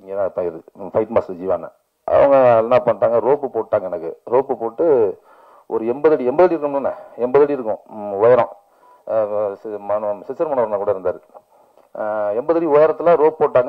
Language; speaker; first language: Tamil; native; Tamil